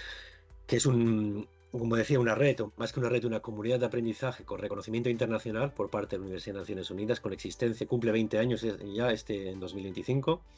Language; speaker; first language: Spanish; native; Spanish